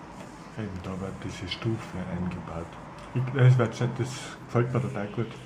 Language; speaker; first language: German; native; German